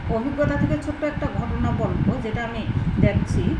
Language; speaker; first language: Bangla; native; Bangla